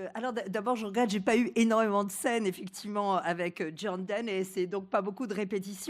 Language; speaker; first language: French; native; French